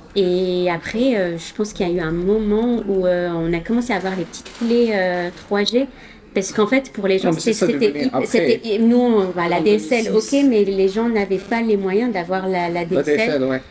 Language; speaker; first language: French; non-native, local second language; Arabic